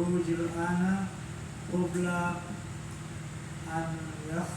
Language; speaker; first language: Arabic; non-native, learner; Indonesian